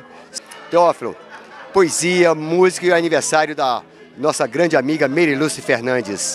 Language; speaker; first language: Portuguese; native; Portuguese